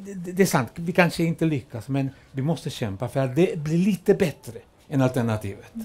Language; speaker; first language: Swedish; non-native, fluent; Spanish